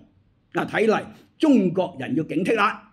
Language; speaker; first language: Chinese; native; Chinese